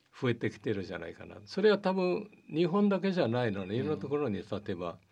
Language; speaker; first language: Japanese; early bilingual, heritage; Portuguese